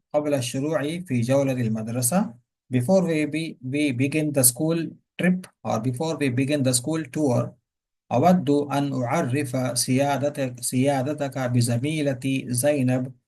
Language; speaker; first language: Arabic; non-native, fluent; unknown